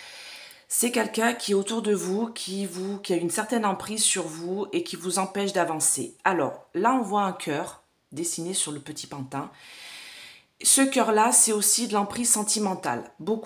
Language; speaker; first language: French; native; French